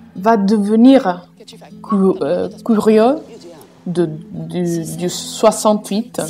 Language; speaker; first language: French; non-native, fluent; Italian